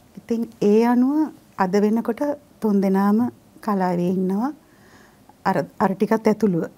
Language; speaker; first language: Sinhala; native; Sinhala